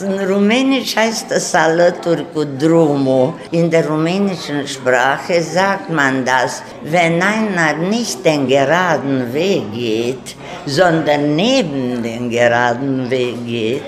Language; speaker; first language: German; non-native, fluent; Romanian